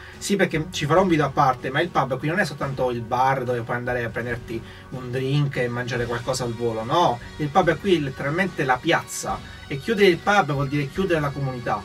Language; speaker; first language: Italian; native; Italian